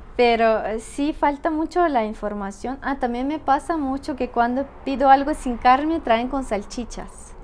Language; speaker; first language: Spanish; non-native, fluent; Russian